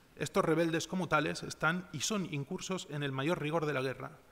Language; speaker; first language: Spanish; non-native, local second language; Catalan